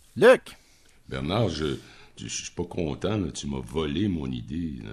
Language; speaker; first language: French; native; French